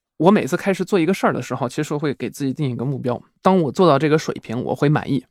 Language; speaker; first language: Chinese; non-native, fluent; Swiss German